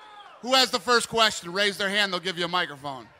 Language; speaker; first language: English; native; English